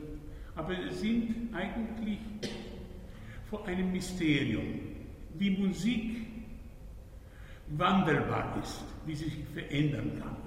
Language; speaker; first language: German; non-native, fluent; Italian